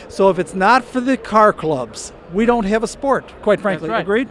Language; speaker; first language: English; native; English